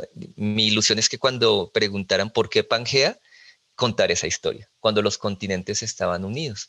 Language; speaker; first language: Spanish; native; Spanish